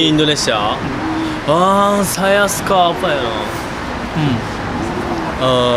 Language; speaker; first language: Indonesian; non-native, learner; Japanese